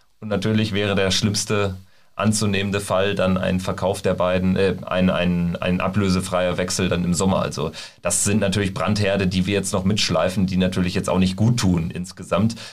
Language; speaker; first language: German; native; German